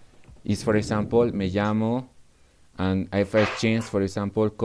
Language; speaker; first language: English; non-native, fluent; Spanish